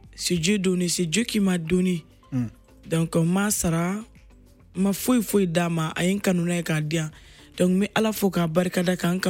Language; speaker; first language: French; non-native, local second language; Bambara